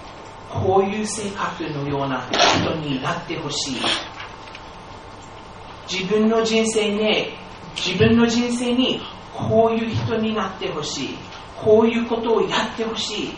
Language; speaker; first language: Japanese; non-native, fluent; English